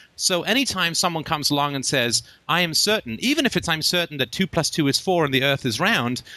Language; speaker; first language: English; native; English